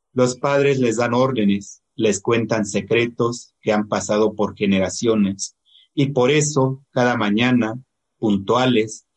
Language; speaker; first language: Spanish; non-native, local second language; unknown